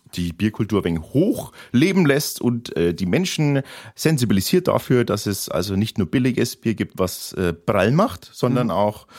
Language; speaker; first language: German; native; German